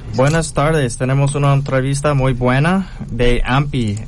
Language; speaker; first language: Spanish; non-native, learner; English